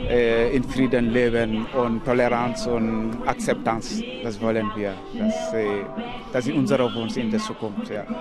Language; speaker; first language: German; non-native, learner; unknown